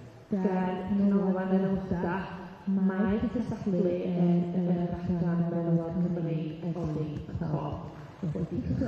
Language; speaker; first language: Welsh; native; Welsh